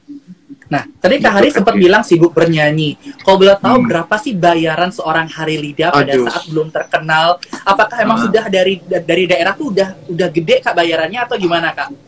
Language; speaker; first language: Indonesian; native; Indonesian